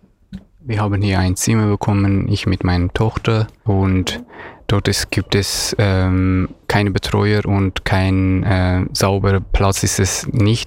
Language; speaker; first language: German; non-native, learner; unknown